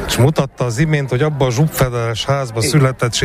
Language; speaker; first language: Hungarian; native; Hungarian